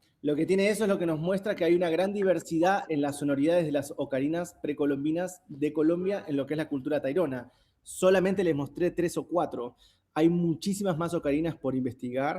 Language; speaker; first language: Spanish; native; Spanish